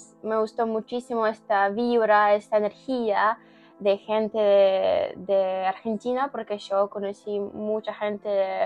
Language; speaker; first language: Spanish; non-native, learner; Ukrainian